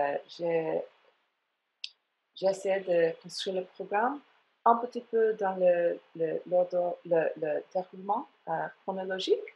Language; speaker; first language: French; non-native, fluent; English